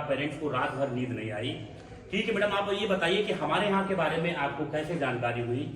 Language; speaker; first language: Hindi; native; Hindi